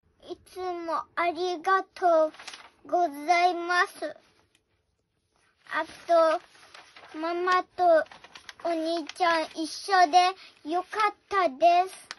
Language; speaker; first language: Japanese; early bilingual, other home language; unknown